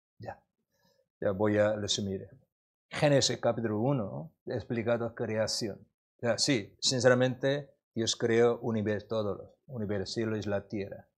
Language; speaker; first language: Spanish; non-native, learner; Korean